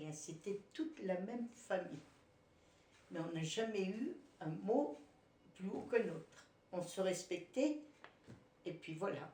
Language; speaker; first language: French; native; French